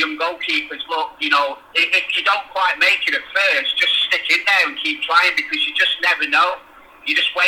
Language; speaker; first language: English; native; English